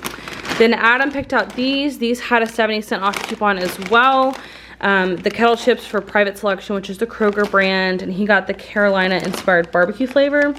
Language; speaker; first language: English; native; English